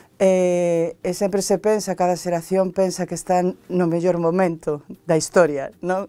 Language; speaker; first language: Galician; native; Galician